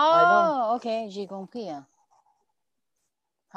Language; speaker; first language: French; non-native, learner; Chinese